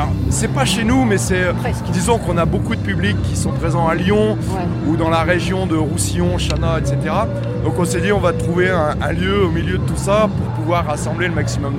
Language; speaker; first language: French; native; French